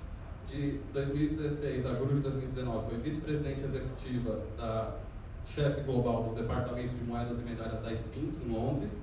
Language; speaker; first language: Portuguese; native; Portuguese